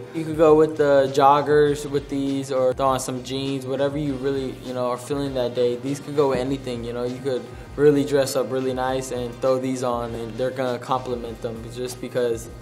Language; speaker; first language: English; native; English